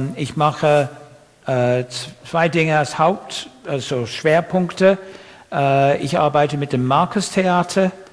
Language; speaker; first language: German; non-native, fluent; English